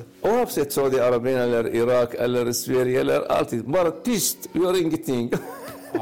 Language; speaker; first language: Swedish; non-native, learner; Arabic